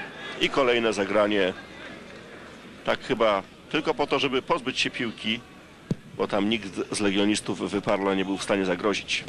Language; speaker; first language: Polish; native; Polish